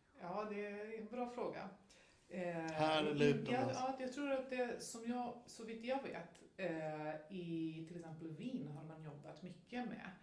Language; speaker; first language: Swedish; non-native, fluent; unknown